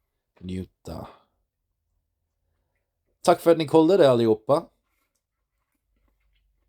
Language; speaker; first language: Swedish; non-native, learner; English